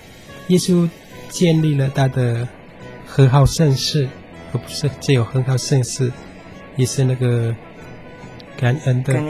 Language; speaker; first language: Chinese; non-native, fluent; Indonesian